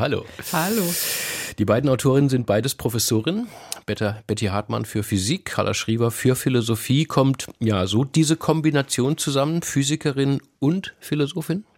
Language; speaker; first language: German; native; German